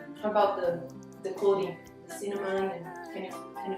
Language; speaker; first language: English; non-native, fluent; Portuguese